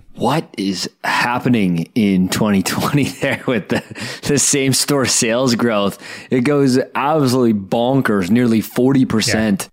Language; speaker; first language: English; native; English